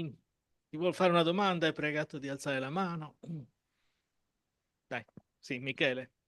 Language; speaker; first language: Italian; native; Italian